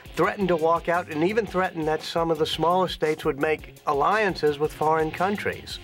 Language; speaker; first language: English; native; English